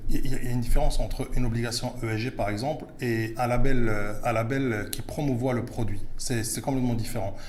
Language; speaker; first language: French; early bilingual, other home language; Arabic